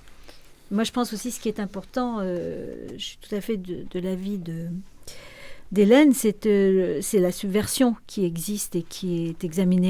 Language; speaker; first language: French; native; French